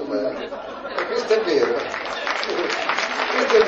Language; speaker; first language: Italian; native; Italian